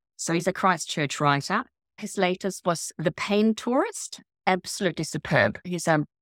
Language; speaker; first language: English; non-native, fluent; Swedish